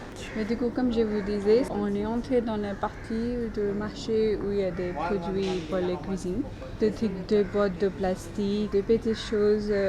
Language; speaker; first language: French; non-native, fluent; Hindi